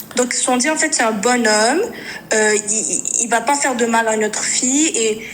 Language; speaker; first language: French; native; French